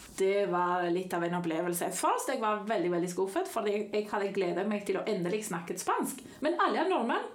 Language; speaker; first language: Norwegian; non-native, fluent; Spanish